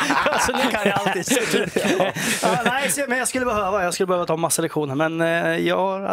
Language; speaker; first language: Swedish; native; Swedish